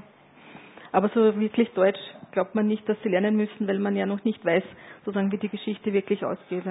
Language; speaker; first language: German; native; German